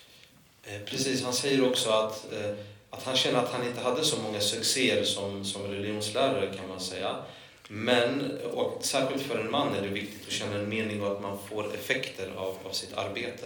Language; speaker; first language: Swedish; non-native, fluent; Polish